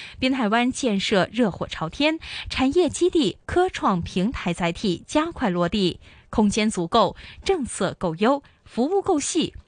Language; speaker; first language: Chinese; non-native, local second language; Cantonese